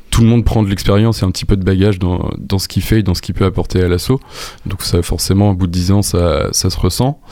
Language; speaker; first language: French; native; French